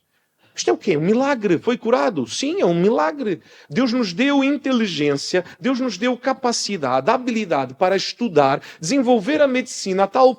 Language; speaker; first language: Portuguese; native; Portuguese